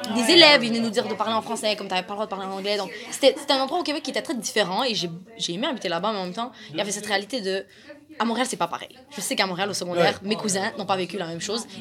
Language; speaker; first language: French; native; French